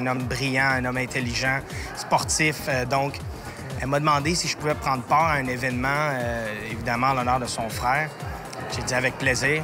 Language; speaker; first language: French; native; French